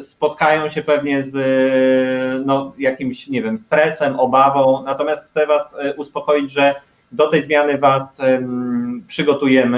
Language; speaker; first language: Polish; native; Polish